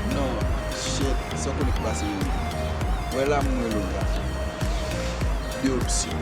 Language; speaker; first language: Portuguese; non-native, learner; Haitian Creole